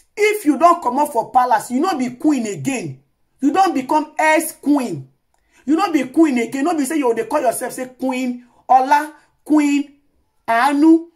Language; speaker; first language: Nigerian Pidgin; non-native, local second language; Yoruba